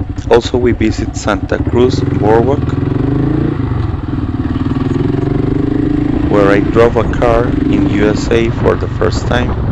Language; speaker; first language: English; non-native, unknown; Spanish